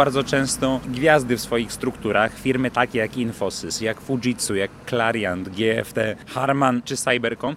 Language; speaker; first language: Polish; native; Polish